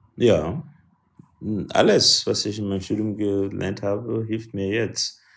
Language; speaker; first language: German; non-native, fluent; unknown